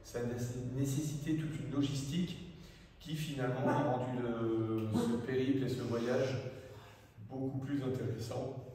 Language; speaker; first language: French; native; French